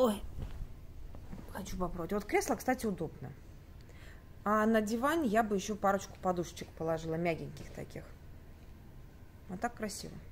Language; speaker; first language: Russian; native; Russian